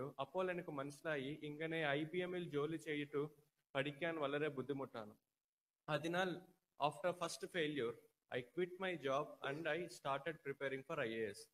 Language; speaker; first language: Malayalam; non-native, learner; Telugu